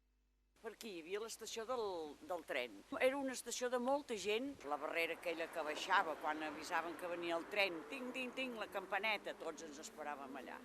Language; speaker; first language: Catalan; native; Catalan